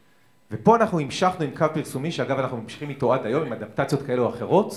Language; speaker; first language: Hebrew; native; Hebrew